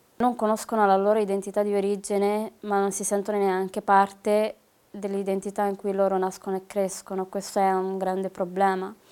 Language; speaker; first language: Italian; early bilingual, other home language; Arabic